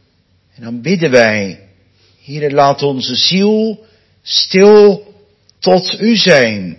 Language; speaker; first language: Dutch; native; Dutch